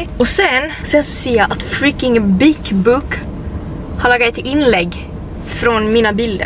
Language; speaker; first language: Swedish; native; Swedish